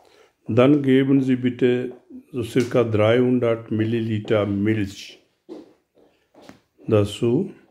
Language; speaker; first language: German; non-native, learner; Urdu